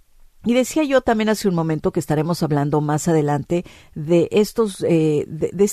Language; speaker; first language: Spanish; native; Spanish